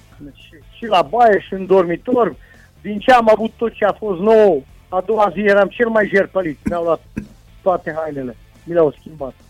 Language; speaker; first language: Romanian; non-native, local second language; Hungarian